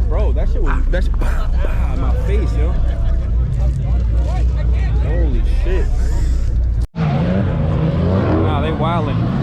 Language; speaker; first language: English; native; English